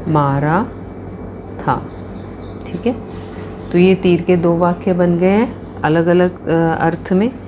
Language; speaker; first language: Hindi; non-native, local second language; Punjabi